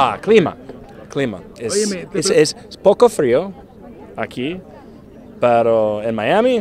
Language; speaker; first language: Spanish; non-native, learner; English